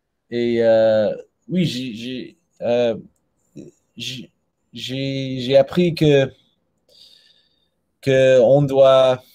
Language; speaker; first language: French; non-native, learner; English